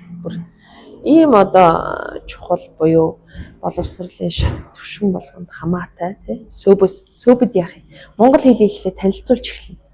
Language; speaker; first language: Mongolian; non-native, local second language; Kazakh